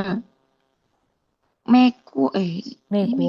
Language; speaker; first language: Chinese; non-native, learner; Indonesian